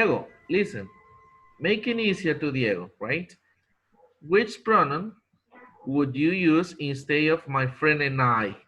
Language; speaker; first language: English; non-native, fluent; Spanish